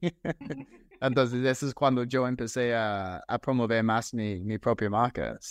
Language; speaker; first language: Spanish; non-native, fluent; English